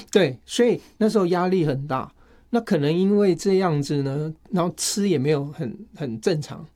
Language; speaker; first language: Chinese; native; Chinese